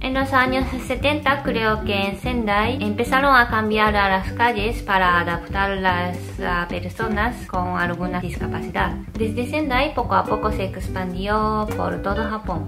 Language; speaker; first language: Spanish; non-native, fluent; Japanese